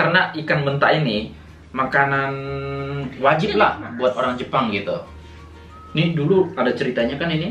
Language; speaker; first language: Indonesian; native; Indonesian